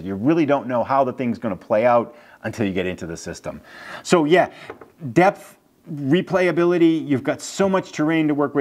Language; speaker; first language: English; native; English